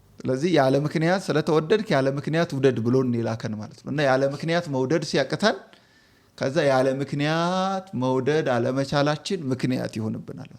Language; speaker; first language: Amharic; native; Amharic